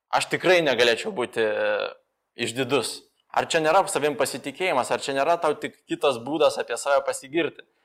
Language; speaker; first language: Lithuanian; non-native, fluent; Romanian